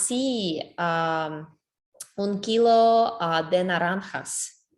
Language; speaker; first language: Spanish; non-native, learner; English